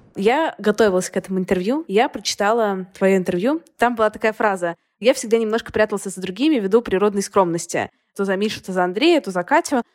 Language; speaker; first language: Russian; native; Russian